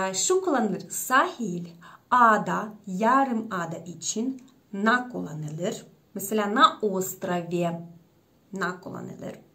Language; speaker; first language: Turkish; non-native, fluent; Russian